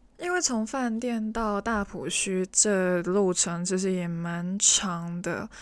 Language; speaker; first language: Chinese; non-native, local second language; Cantonese